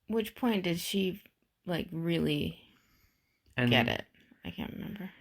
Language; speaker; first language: English; native; English